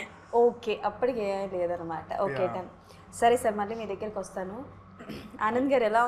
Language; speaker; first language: Telugu; native; Telugu